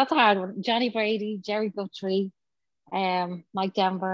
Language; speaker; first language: English; native; English